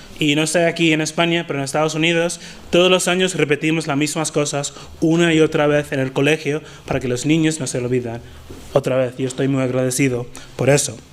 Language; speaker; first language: Spanish; non-native, fluent; English